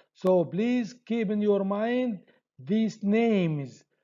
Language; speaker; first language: English; non-native, fluent; Arabic